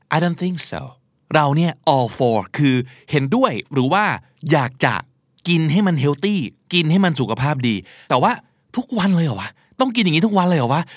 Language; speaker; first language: Thai; native; Thai